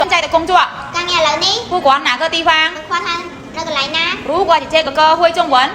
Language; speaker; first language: Chinese; non-native, fluent; Khmer